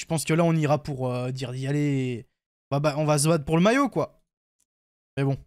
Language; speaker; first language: French; native; French